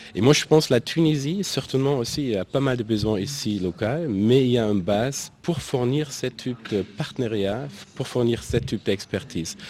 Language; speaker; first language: French; non-native, fluent; German